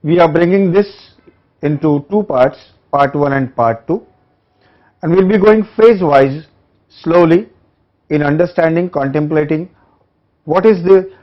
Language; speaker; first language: English; non-native, local second language; Marathi